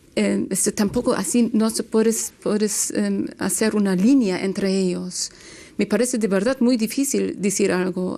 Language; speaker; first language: Spanish; non-native, learner; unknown